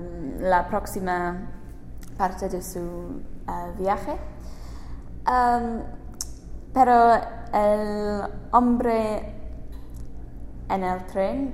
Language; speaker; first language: Spanish; non-native, learner; English